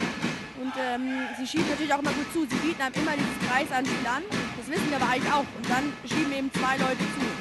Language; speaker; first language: German; native; German